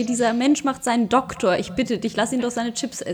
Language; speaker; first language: German; native; German